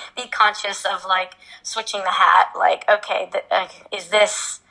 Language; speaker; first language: English; native; English